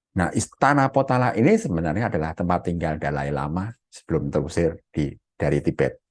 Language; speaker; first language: Indonesian; native; Indonesian